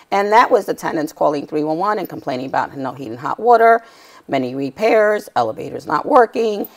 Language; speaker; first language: English; native; English